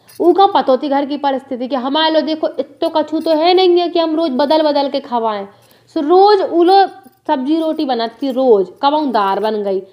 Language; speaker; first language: Hindi; native; Hindi